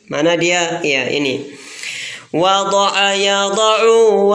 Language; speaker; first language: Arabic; non-native, fluent; Indonesian